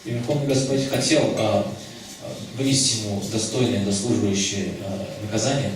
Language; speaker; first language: Russian; native; Russian